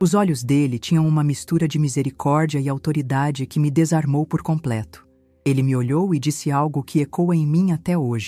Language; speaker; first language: Portuguese; native; Portuguese